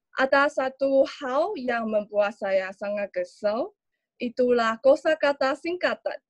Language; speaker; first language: Indonesian; non-native, learner; Chinese